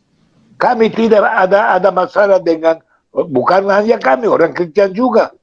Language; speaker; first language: Indonesian; non-native, fluent; Hebrew